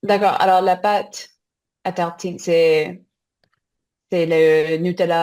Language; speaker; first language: French; non-native, learner; English